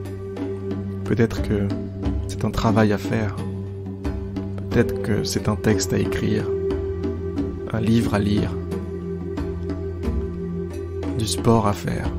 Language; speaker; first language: French; native; French